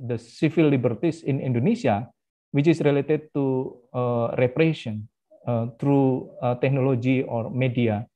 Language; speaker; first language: English; non-native, fluent; Indonesian